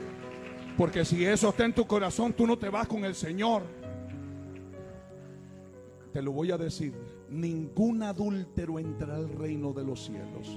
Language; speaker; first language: Spanish; native; Spanish